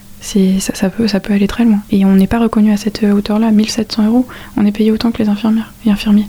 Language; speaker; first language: French; native; French